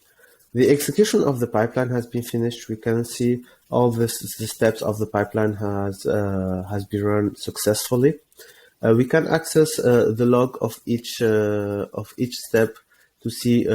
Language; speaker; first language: English; non-native, fluent; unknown